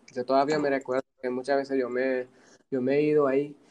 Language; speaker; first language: Spanish; non-native, fluent; Punjabi